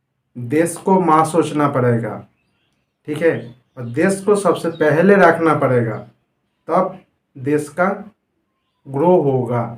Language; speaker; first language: Hindi; non-native, fluent; Bangla